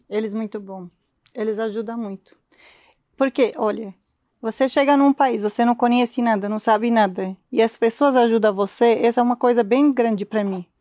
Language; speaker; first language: Portuguese; non-native, learner; Arabic